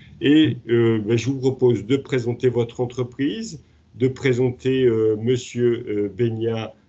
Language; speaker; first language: French; native; French